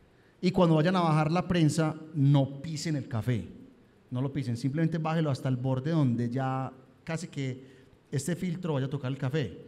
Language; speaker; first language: Spanish; native; Spanish